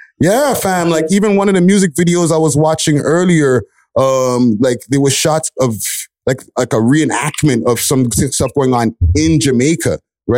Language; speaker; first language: English; native; English